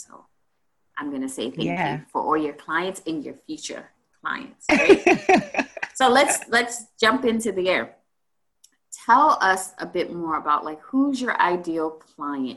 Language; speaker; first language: English; native; English